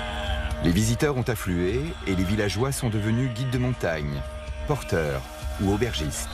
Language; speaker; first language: French; native; French